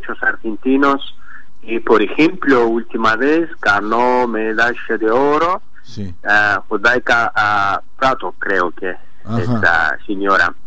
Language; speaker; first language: Spanish; non-native, learner; Azerbaijani